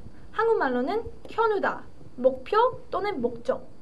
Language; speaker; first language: Korean; early bilingual, heritage; English